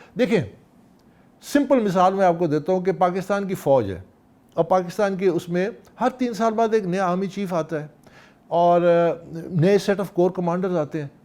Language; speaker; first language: Urdu; non-native, local second language; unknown